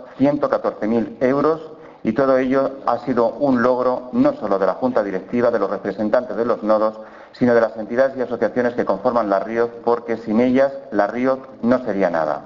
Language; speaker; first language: Spanish; native; Spanish